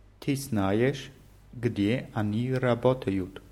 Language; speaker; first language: Russian; non-native, learner; German